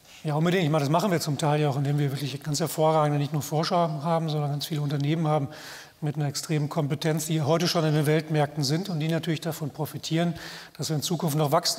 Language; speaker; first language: German; native; German